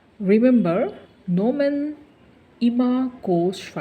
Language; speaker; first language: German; non-native, learner; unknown